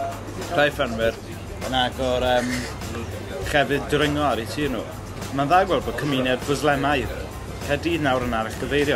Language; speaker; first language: Welsh; native; Welsh